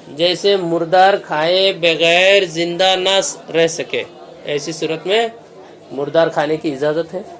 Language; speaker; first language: Urdu; non-native, local second language; Manipuri